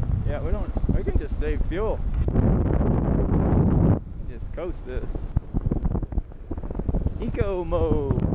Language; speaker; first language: English; native; English